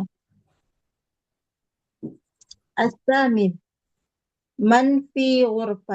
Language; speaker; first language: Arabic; non-native, learner; Indonesian